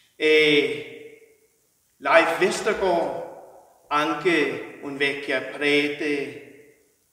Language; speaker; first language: Italian; non-native, learner; Danish